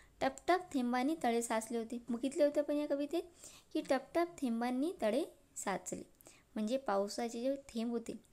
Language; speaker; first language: Marathi; non-native, local second language; Urdu